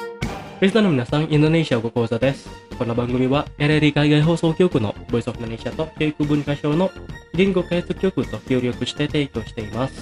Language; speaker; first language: Japanese; non-native, fluent; Indonesian